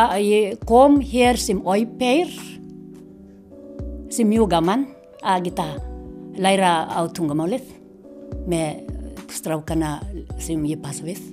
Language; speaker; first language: Icelandic; non-native, learner; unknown